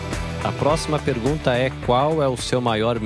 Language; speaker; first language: Portuguese; native; Portuguese